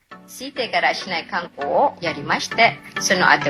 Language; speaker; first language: Japanese; non-native, fluent; Malay